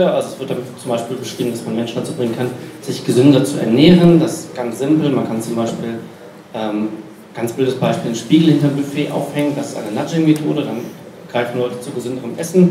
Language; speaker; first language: German; native; German